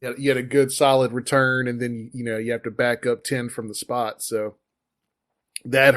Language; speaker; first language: English; native; English